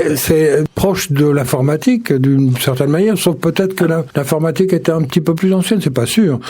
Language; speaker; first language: French; native; French